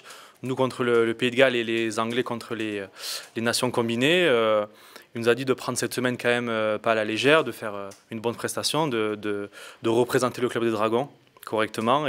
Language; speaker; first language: French; native; French